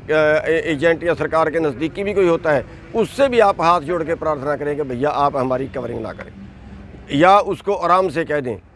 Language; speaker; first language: Hindi; native; Hindi